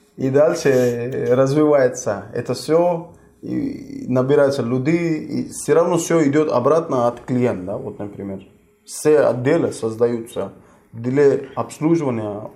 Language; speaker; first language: Russian; non-native, fluent; Hindi